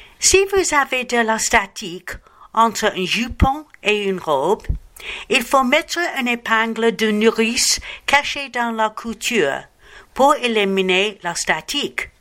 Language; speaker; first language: French; non-native, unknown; English